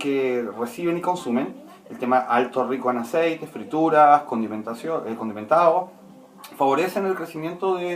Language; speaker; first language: Spanish; native; Spanish